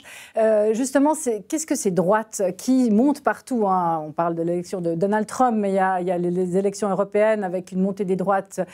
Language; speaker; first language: French; native; French